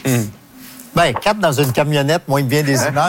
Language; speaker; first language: French; native; French